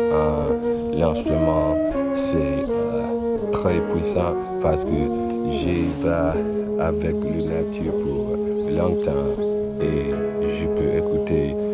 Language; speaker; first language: French; non-native, learner; English